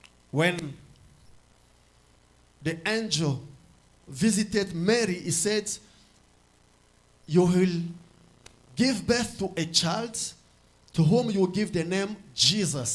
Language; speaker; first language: English; non-native, fluent; Swahili